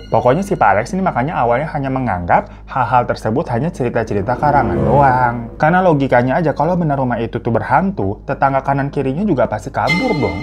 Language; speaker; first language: Indonesian; native; Indonesian